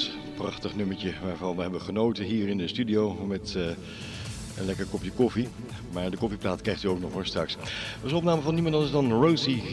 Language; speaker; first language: Dutch; native; Dutch